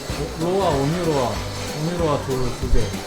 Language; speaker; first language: Korean; native; Korean